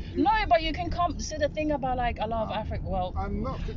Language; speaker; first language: English; non-native, fluent; Dutch